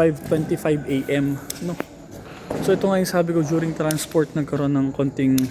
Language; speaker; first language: Filipino; native; Filipino